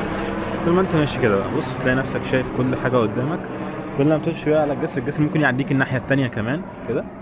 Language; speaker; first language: Arabic; native; Arabic